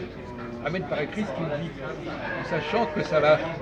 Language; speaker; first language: French; native; French